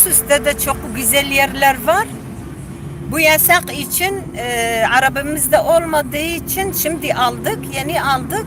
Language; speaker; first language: Turkish; non-native, local second language; Kurdish